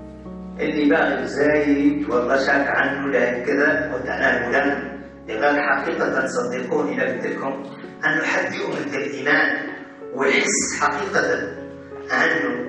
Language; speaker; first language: Arabic; native; Arabic